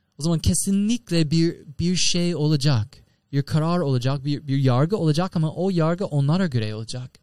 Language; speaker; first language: Turkish; non-native, fluent; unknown